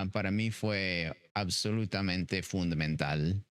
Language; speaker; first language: Spanish; non-native, fluent; English